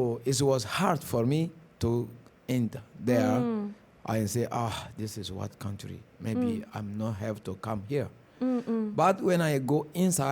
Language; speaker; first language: English; non-native, learner; Bambara